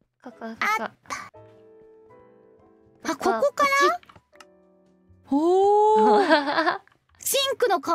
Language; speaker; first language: Japanese; native; Japanese